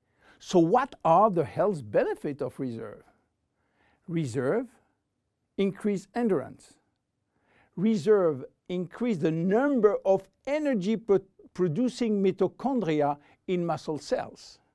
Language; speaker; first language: English; non-native, fluent; French